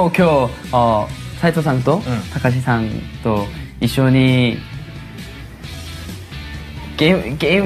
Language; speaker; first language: Japanese; non-native, learner; Korean